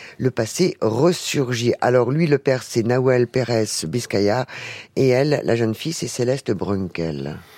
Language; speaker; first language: French; native; French